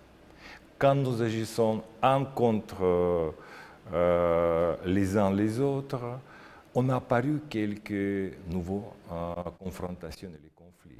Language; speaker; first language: French; non-native, learner; Russian